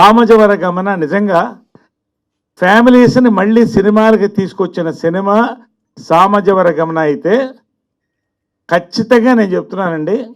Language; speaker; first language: Telugu; native; Telugu